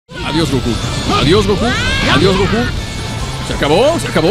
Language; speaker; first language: Spanish; native; Spanish